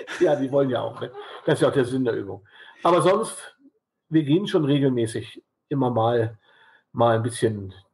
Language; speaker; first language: German; native; German